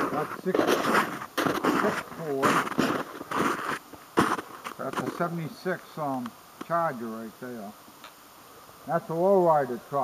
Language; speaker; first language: English; native; English